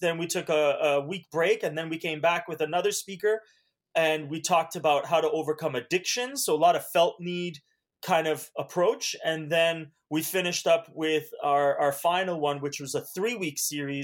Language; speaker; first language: English; early bilingual, other home language; Hungarian